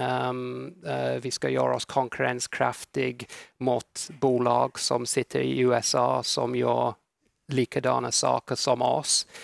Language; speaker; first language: Swedish; non-native, fluent; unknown